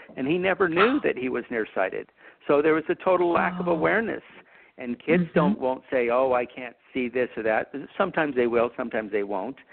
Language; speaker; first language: English; native; English